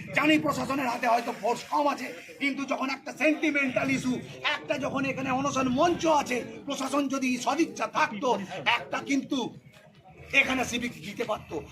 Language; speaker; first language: Bangla; non-native, local second language; Santali